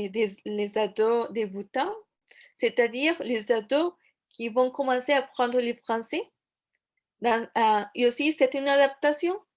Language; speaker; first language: French; non-native, fluent; Spanish